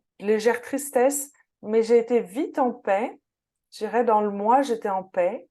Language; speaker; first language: French; native; French